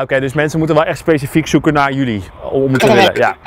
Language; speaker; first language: Dutch; native; Dutch